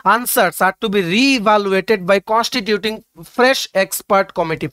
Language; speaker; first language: English; non-native, local second language; Bangla